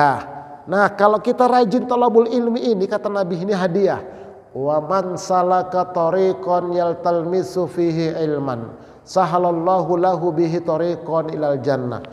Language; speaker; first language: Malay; non-native, local second language; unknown